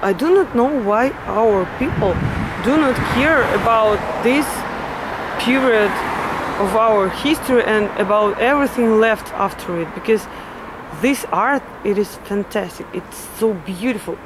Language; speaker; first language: English; non-native, fluent; Russian